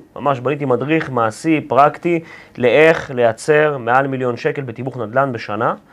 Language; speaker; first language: Hebrew; native; Hebrew